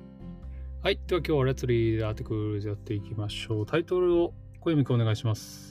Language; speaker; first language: Japanese; native; Japanese